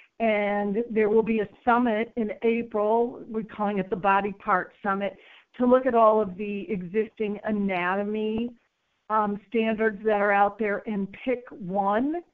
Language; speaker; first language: English; native; English